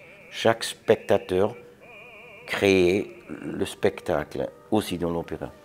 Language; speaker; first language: French; non-native, learner; English